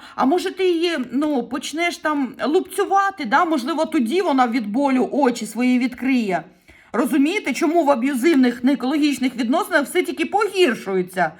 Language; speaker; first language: Ukrainian; non-native, local second language; Russian